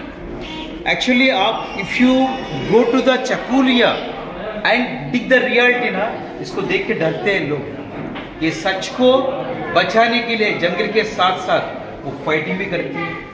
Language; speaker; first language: Hindi; native; Hindi